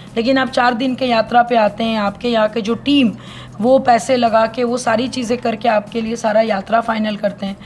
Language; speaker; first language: Hindi; non-native, local second language; Bangla